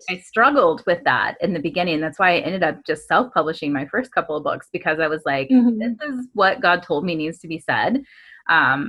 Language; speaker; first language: English; native; English